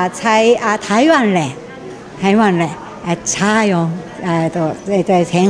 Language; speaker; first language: Chinese; non-native, learner; Japanese